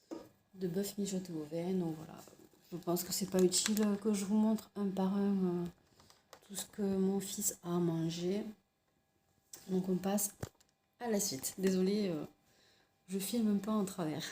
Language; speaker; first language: French; native; French